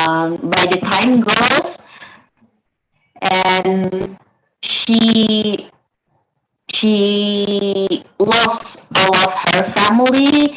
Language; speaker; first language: English; non-native, learner; Indonesian